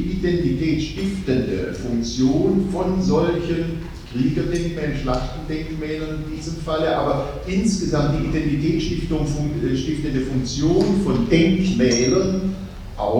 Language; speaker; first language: German; native; German